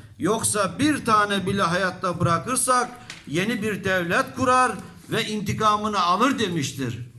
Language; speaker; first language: Turkish; native; Turkish